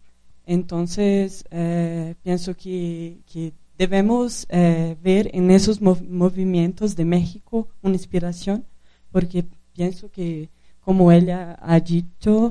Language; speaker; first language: Spanish; non-native, fluent; Portuguese